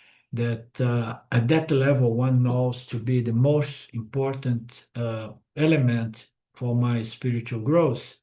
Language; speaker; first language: English; non-native, fluent; Portuguese